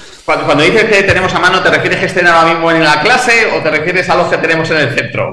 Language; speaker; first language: Spanish; native; Spanish